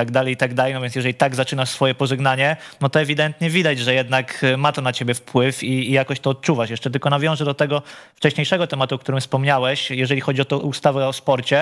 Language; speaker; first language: Polish; native; Polish